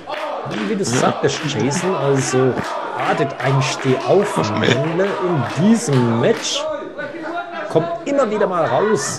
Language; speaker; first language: German; native; German